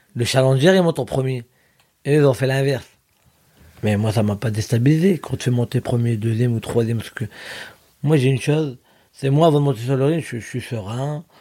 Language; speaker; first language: French; native; French